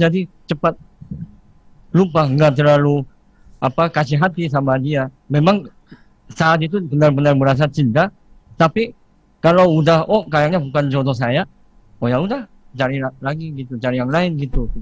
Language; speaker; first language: Indonesian; non-native, fluent; Korean